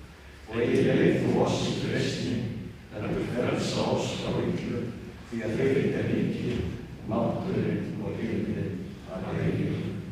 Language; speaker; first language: Icelandic; native; Icelandic